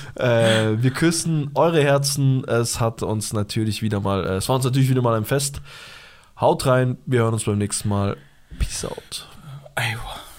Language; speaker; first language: German; early bilingual, other home language; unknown